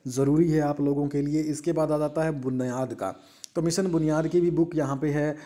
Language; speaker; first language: Hindi; native; Hindi